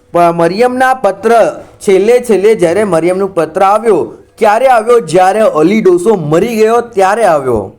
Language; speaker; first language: Gujarati; non-native, local second language; Marathi